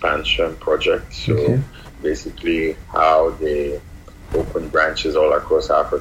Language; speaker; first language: English; non-native, local second language; Yoruba